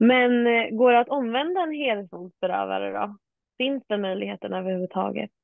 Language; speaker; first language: Swedish; native; Swedish